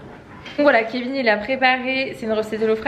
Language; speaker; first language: French; native; French